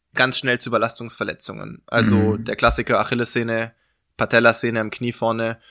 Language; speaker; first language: German; native; German